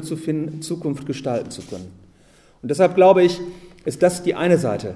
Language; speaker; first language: German; native; German